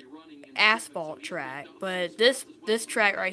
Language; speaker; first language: English; native; English